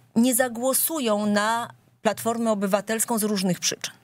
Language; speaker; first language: Polish; native; Polish